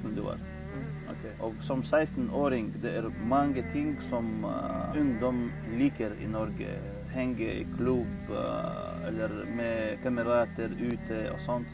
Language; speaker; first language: Norwegian; non-native, fluent; Chechen